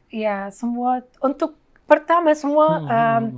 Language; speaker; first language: Indonesian; non-native, fluent; Persian